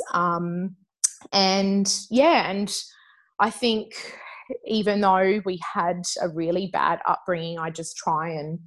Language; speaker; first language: English; native; English